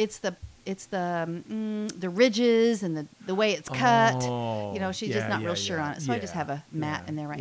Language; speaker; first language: English; native; English